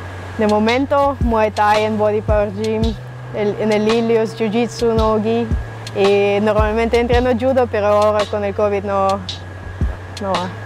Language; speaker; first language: Spanish; non-native, learner; German